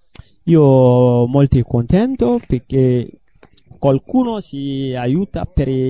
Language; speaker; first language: Italian; non-native, learner; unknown